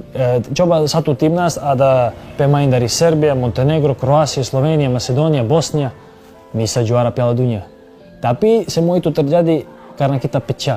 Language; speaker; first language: Indonesian; non-native, fluent; Serbian